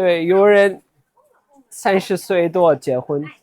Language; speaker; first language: Chinese; non-native, learner; Turkish